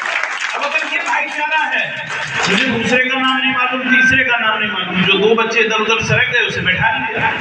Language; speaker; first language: Hindi; native; Hindi